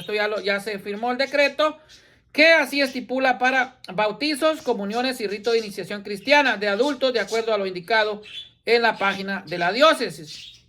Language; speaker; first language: Spanish; native; Spanish